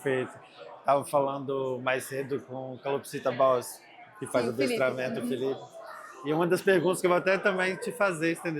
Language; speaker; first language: Portuguese; native; Portuguese